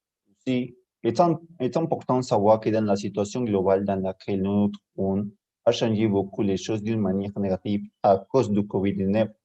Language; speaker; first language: French; non-native, learner; Spanish